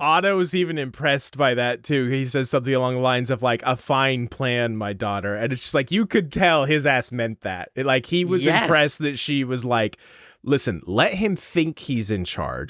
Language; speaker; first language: English; native; English